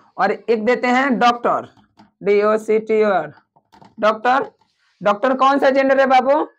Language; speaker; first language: Hindi; native; Hindi